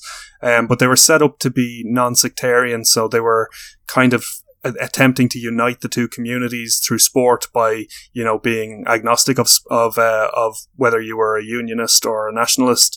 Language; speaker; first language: English; native; English